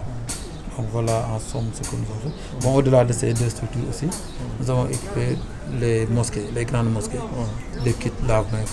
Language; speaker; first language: French; non-native, local second language; Wolof